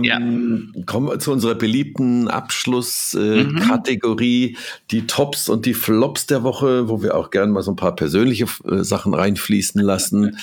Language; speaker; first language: German; native; German